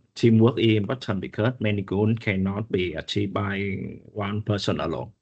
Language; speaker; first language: English; non-native, learner; Vietnamese